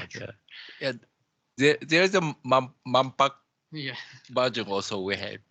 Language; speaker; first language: English; non-native, learner; Japanese